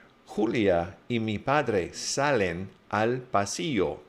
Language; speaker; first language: Spanish; non-native, fluent; English